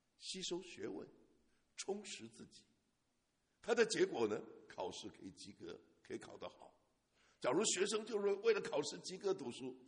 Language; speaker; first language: Chinese; native; Chinese